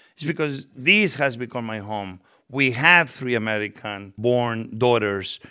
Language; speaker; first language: English; non-native, fluent; Spanish